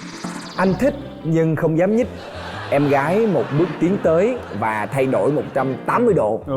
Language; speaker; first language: Vietnamese; native; Vietnamese